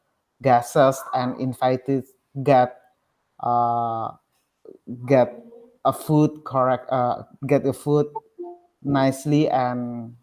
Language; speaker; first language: English; non-native, learner; Indonesian